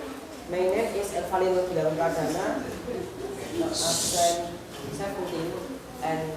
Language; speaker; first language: English; non-native, learner; Indonesian